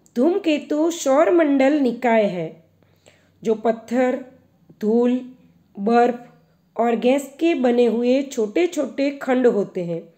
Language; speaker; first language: Hindi; non-native, local second language; Gujarati